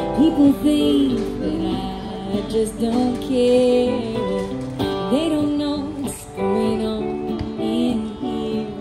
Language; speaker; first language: English; native; English